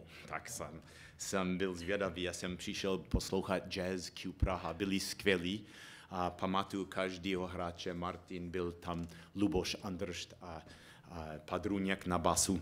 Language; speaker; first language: Czech; non-native, fluent; English